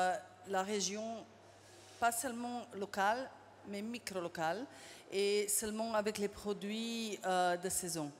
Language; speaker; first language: French; non-native, fluent; Slovenian